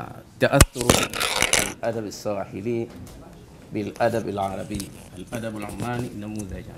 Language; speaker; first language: Arabic; non-native, fluent; Swahili